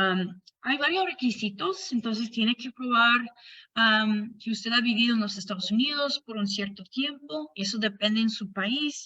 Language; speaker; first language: Spanish; non-native, fluent; English